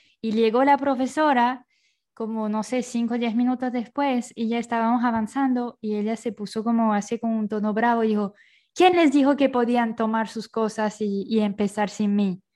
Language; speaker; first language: Spanish; non-native, fluent; French